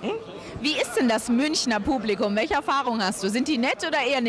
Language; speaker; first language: German; native; German